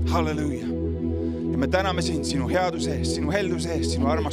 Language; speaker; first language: Estonian; native; Estonian